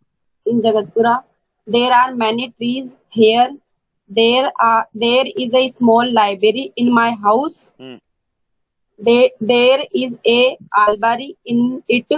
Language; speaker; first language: English; non-native, learner; Hindi